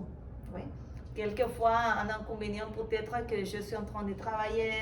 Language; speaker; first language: French; non-native, fluent; Spanish